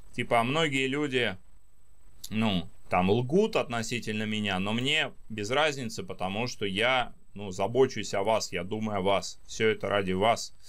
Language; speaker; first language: Russian; native; Russian